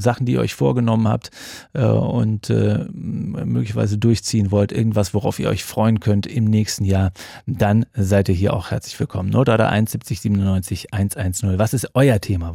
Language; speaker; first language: German; native; German